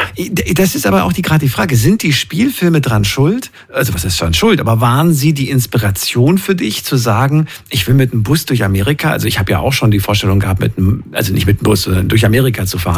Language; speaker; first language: German; native; German